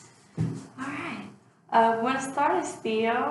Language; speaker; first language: Spanish; non-native, learner; English